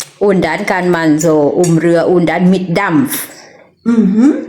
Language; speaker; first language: German; non-native, fluent; Thai